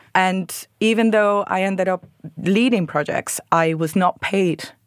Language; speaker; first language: English; non-native, fluent; Spanish